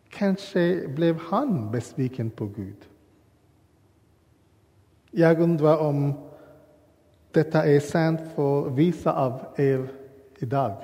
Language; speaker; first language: Swedish; non-native, learner; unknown